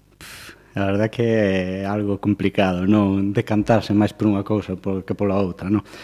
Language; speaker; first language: Galician; native; Galician